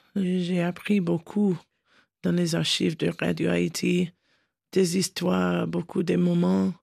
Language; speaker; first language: French; non-native, learner; English